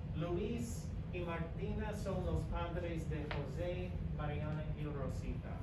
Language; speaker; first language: Spanish; non-native, fluent; English